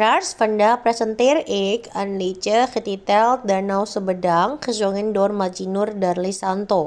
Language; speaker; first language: Dutch; non-native, learner; Indonesian